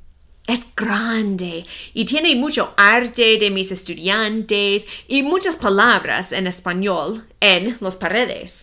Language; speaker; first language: Spanish; non-native, fluent; English